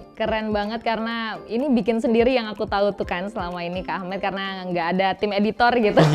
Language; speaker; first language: Indonesian; native; Indonesian